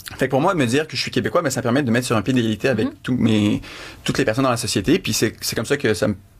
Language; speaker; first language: French; early bilingual, other home language; Arabic